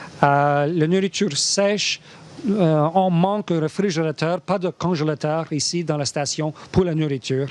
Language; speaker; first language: French; non-native, learner; English